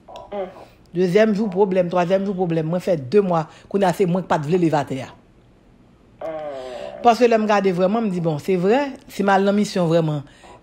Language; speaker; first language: French; non-native, local second language; Haitian Creole